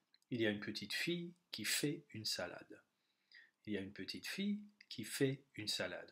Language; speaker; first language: French; non-native, fluent; English